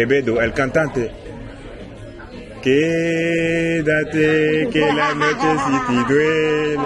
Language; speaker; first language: Spanish; non-native, learner; French